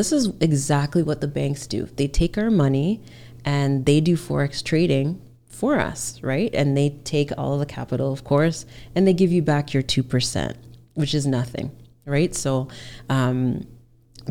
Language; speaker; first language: English; native; English